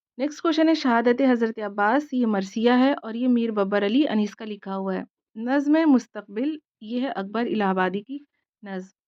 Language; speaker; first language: Urdu; native; Urdu